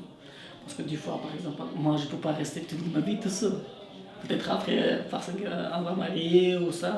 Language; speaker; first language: French; non-native, learner; Persian